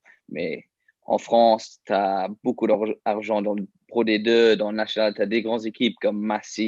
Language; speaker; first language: French; early bilingual, heritage; English